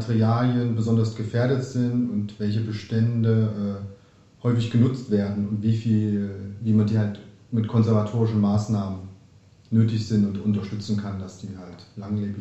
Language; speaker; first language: German; native; German